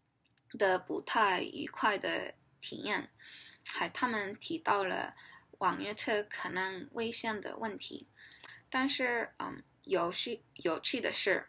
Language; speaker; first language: Chinese; non-native, learner; English